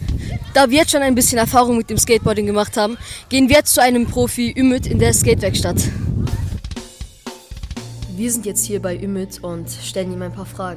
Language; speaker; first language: German; native; German